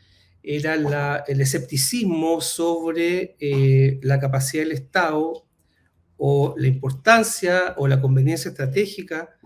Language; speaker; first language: Spanish; native; Spanish